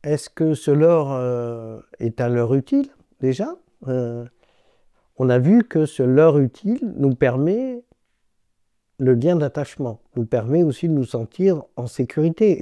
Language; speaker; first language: French; native; French